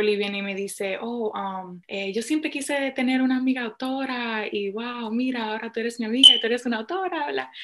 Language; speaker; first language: Spanish; early bilingual, heritage; Spanish